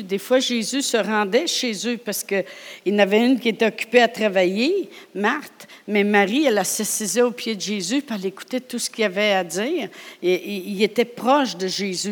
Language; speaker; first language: French; native; French